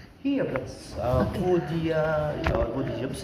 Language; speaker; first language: German; non-native, learner; Arabic